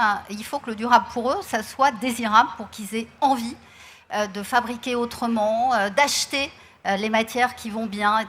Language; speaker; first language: French; native; French